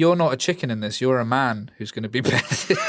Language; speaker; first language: English; native; English